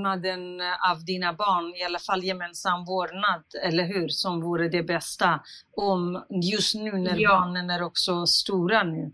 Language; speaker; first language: Swedish; non-native, fluent; Central Kurdish